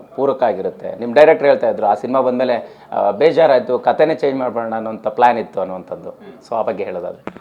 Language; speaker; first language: Kannada; native; Kannada